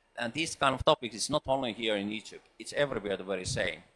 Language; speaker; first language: English; non-native, fluent; Finnish